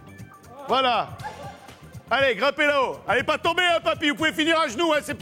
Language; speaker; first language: French; native; French